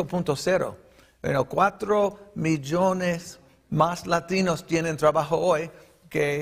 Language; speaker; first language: Spanish; early bilingual, heritage; Spanish